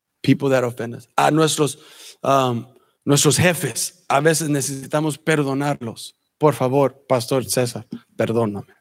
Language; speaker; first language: Spanish; early bilingual, heritage; Spanish